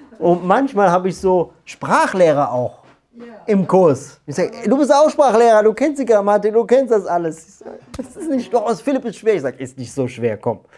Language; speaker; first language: German; native; German